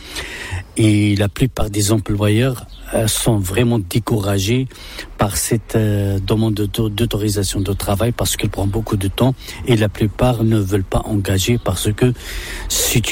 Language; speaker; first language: French; non-native, local second language; Arabic